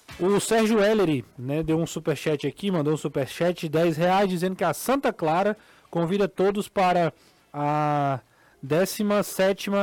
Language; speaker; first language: Portuguese; native; Portuguese